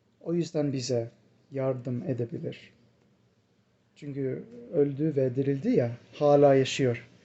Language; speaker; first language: Turkish; non-native, fluent; English